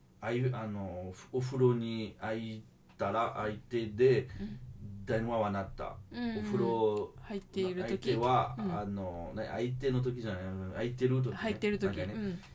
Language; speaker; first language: Japanese; non-native, fluent; French